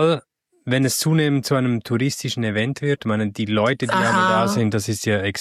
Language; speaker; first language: German; native; German